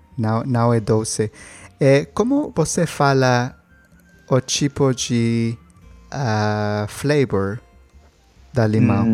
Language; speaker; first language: Portuguese; non-native, learner; Spanish